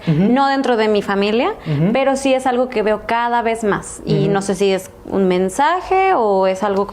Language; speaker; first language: Spanish; native; Spanish